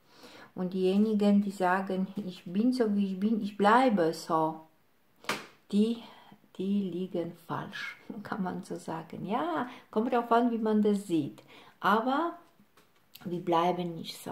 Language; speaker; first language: German; non-native, fluent; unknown